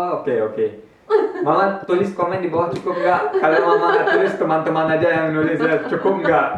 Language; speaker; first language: Indonesian; early bilingual, heritage; Indonesian